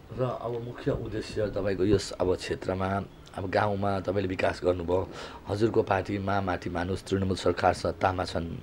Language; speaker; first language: Nepali; native; Nepali